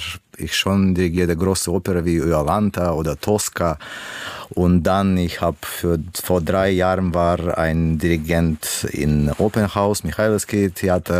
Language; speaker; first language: German; non-native, learner; Russian